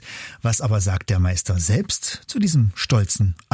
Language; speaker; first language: German; native; German